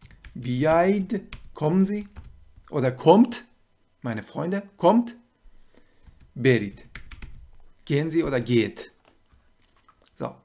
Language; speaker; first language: German; non-native, fluent; Persian